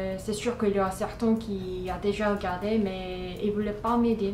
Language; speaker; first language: French; non-native, learner; Korean